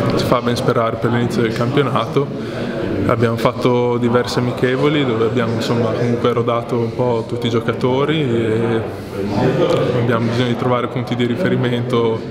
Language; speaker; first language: Italian; native; Italian